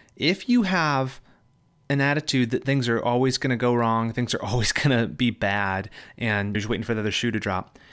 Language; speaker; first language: English; native; English